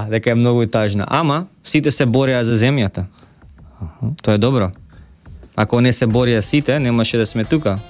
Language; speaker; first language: Macedonian; early bilingual, heritage; Macedonian